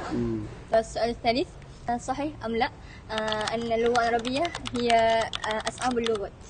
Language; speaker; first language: Arabic; non-native, learner; Malay